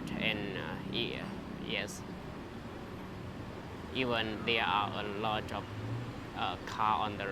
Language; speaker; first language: English; non-native, fluent; Chinese